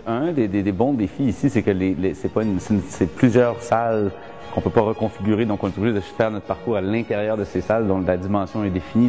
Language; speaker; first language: French; native; French